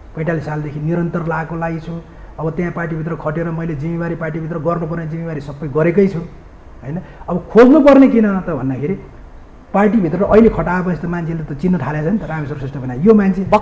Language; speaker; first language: Nepali; non-native, local second language; Newari